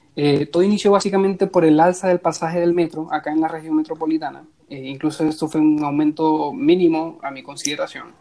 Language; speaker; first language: Spanish; native; Spanish